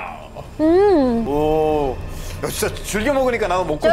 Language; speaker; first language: Korean; non-native, fluent; Spanish